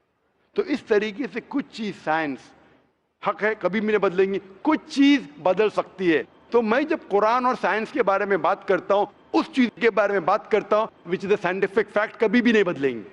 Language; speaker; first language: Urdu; non-native, local second language; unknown